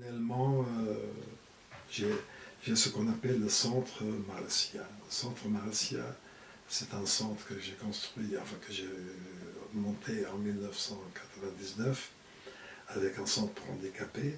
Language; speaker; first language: French; non-native, fluent; Arabic